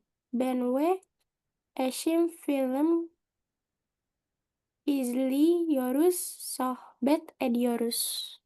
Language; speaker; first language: Turkish; non-native, learner; Indonesian